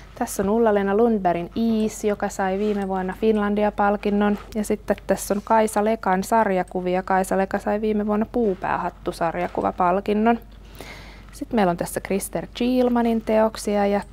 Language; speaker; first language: Finnish; native; Finnish